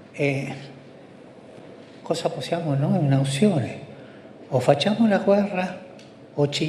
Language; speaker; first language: Italian; non-native, fluent; Spanish